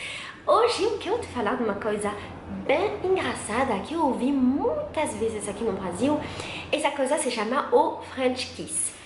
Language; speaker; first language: Portuguese; non-native, learner; French